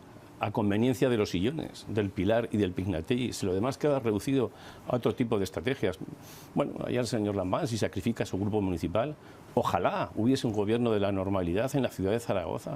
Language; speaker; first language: Spanish; native; Spanish